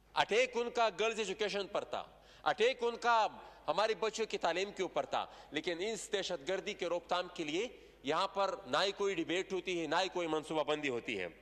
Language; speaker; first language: Urdu; non-native, local second language; Pashto